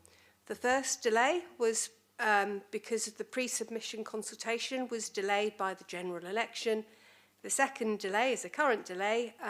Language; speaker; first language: English; native; English